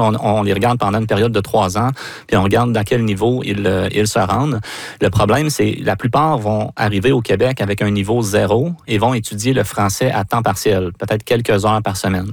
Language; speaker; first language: French; native; French